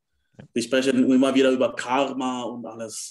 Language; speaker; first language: German; non-native, fluent; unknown